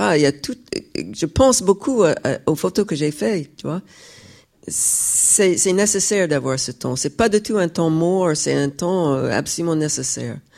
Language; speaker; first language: French; non-native, fluent; English